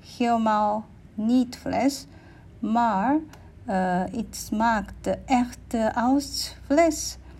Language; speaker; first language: Dutch; non-native, learner; English